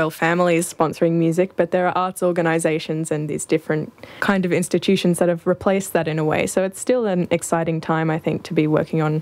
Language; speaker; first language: English; native; English